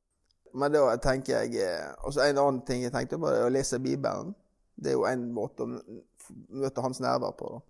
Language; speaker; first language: Norwegian; native; Norwegian